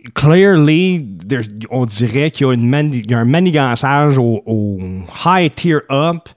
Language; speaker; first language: French; native; French